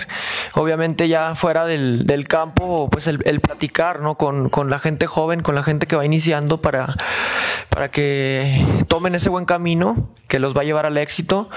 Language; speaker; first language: Spanish; native; Spanish